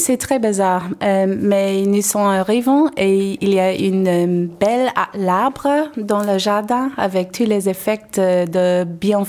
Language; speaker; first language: French; non-native, learner; English